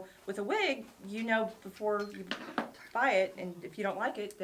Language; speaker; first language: English; native; English